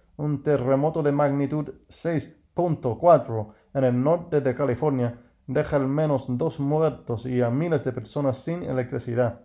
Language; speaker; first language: Spanish; non-native, fluent; English